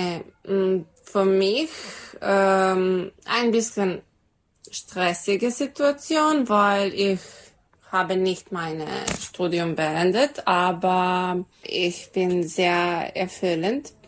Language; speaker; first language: German; non-native, learner; Serbian